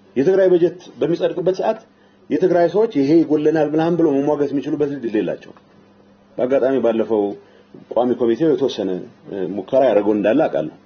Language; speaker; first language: Amharic; non-native, local second language; Tigrinya